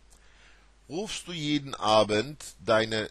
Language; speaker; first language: German; non-native, fluent; Turkish